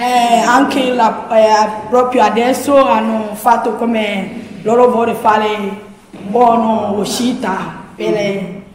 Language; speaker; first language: Italian; non-native, learner; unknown